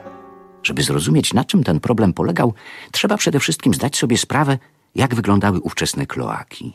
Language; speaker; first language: Polish; native; Polish